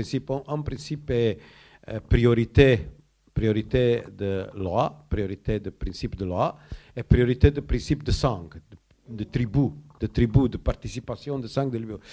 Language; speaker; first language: French; non-native, learner; Croatian